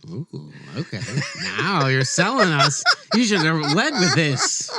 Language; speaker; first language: English; native; English